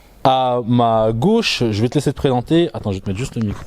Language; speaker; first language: French; native; French